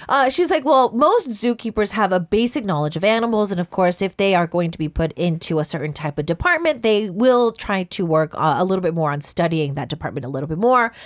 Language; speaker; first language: English; early bilingual, other home language; Korean